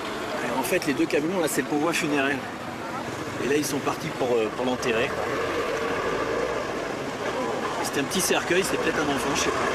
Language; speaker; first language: French; native; French